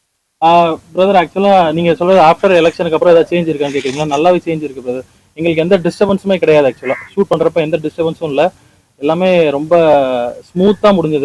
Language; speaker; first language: Tamil; native; Tamil